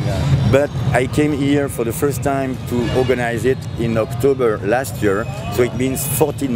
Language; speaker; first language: English; non-native, fluent; French